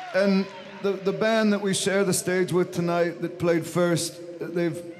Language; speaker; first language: English; native; English